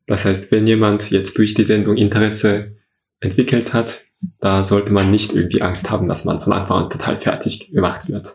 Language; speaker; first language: German; non-native, fluent; Korean